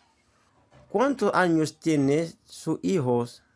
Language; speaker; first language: Spanish; non-native, learner; Haitian Creole